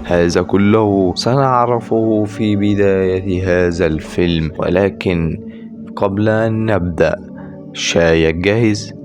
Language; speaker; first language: Arabic; native; Arabic